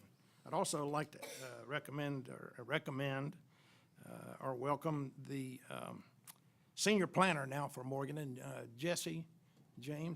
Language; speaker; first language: English; native; English